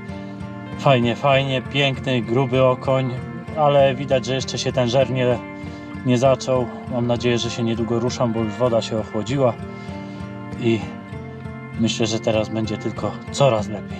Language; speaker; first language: Polish; native; Polish